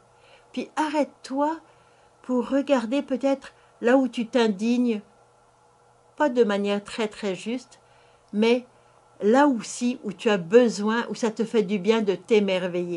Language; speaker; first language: French; native; French